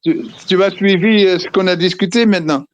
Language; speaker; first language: French; non-native, fluent; Dutch